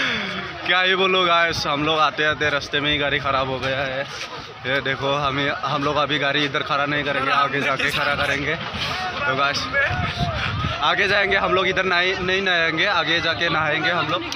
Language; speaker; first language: Hindi; non-native, local second language; Assamese